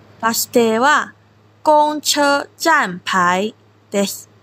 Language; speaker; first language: Japanese; non-native, fluent; Chinese